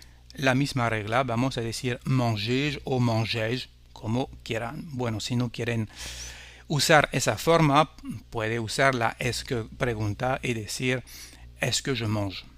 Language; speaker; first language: Spanish; non-native, fluent; French